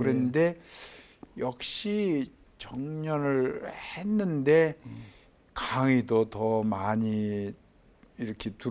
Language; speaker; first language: Korean; native; Korean